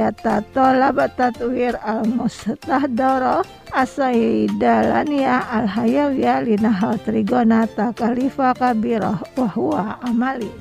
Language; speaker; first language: Arabic; non-native, learner; Indonesian